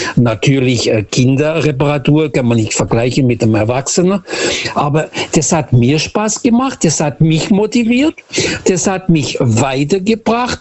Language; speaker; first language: German; early bilingual, other home language; Portuguese